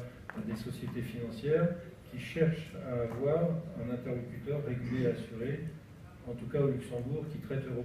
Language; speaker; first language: French; native; French